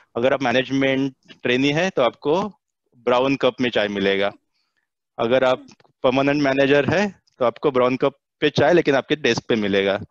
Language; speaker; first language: Hindi; non-native, local second language; Marathi